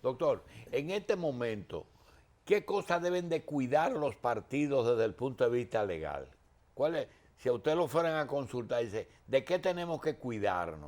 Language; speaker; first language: Spanish; native; Spanish